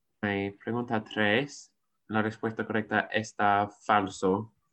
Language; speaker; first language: Spanish; non-native, learner; English